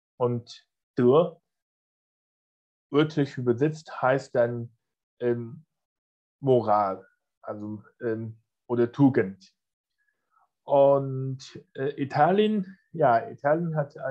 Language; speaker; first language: German; non-native, fluent; Chinese